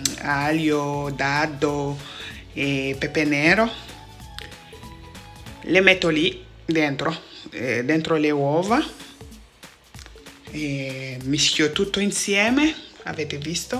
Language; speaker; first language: Italian; non-native, fluent; Wolof